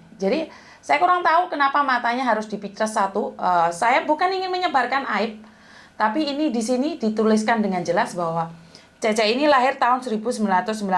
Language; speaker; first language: Indonesian; non-native, local second language; Javanese